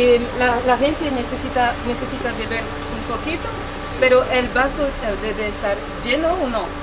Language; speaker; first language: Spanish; non-native, learner; French